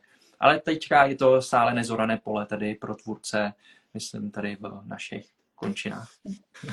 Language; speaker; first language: Czech; early bilingual, other home language; Vietnamese